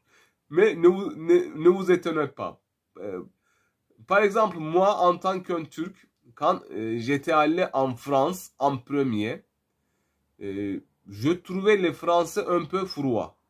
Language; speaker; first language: French; non-native, fluent; Turkish